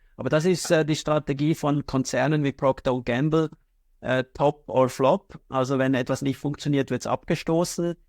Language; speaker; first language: German; native; German